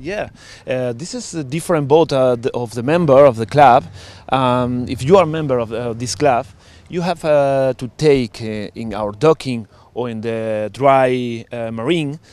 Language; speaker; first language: English; non-native, learner; Spanish